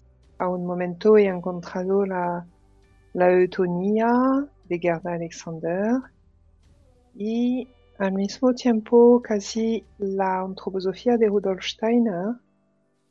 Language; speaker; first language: Spanish; non-native, fluent; French